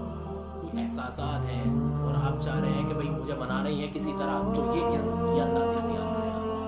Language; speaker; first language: Urdu; native; Urdu